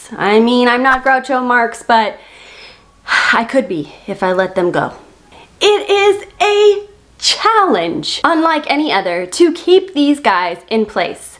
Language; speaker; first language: English; native; English